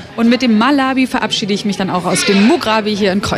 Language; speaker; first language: German; native; German